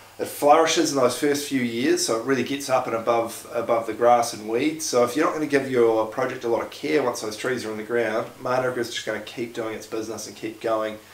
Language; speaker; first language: English; native; English